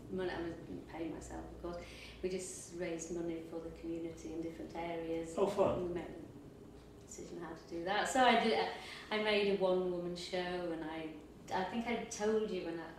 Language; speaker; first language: English; native; English